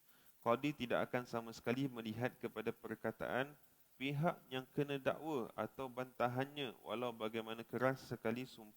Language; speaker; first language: Malay; native; Malay